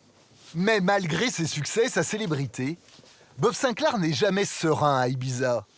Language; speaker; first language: French; native; French